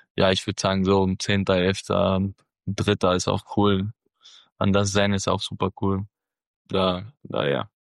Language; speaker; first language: German; non-native, fluent; Spanish